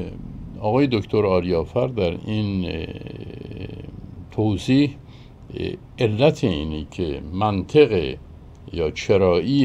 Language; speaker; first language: Persian; native; Persian